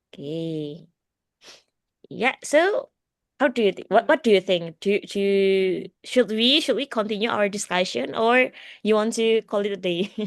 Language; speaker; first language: English; non-native, learner; Indonesian